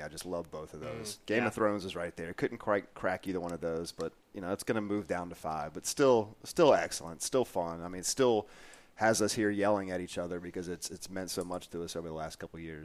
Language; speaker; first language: English; native; English